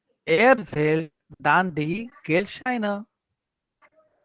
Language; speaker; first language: German; non-native, fluent; Marathi